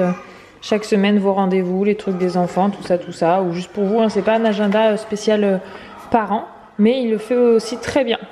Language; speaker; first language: French; native; French